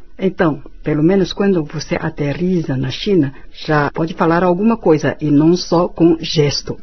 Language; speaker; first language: Portuguese; non-native, fluent; Chinese